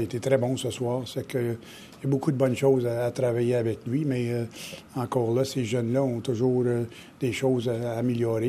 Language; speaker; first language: French; native; French